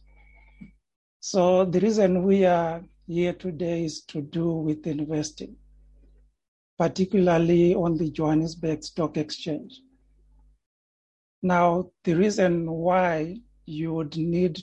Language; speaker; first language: English; non-native, local second language; Shona